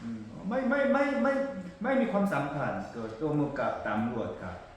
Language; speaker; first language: Thai; non-native, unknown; Korean